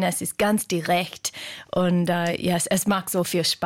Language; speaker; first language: German; non-native, fluent; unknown